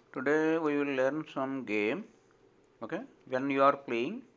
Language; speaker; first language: English; non-native, local second language; Telugu